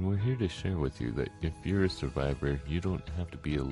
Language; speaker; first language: English; native; English